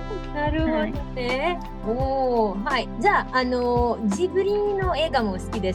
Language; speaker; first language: Japanese; non-native, fluent; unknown